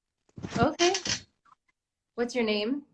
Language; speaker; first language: English; native; English